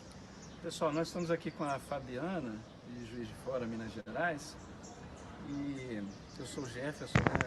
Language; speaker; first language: Portuguese; native; Portuguese